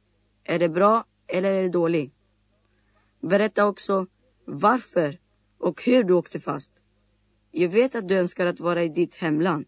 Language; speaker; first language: Swedish; non-native, learner; Greek